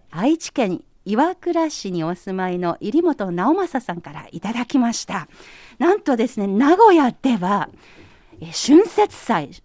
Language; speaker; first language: Japanese; non-native, fluent; Chinese